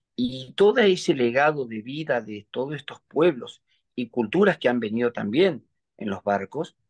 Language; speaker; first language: Spanish; native; Spanish